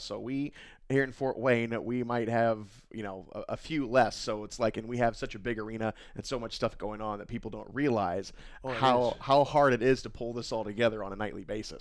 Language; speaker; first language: English; native; English